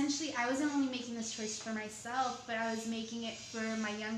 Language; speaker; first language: English; early bilingual, other home language; Spanish